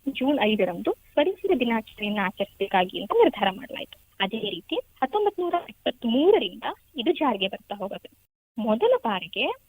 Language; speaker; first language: Kannada; native; Kannada